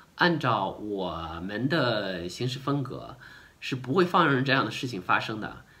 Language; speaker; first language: Chinese; native; Chinese